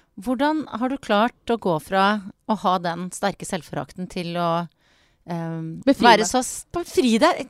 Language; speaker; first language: Norwegian; native; Norwegian